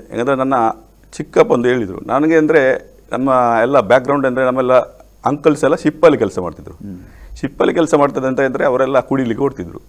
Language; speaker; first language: Kannada; non-native, local second language; Konkani